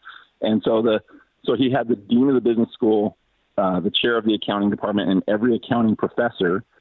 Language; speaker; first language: English; native; English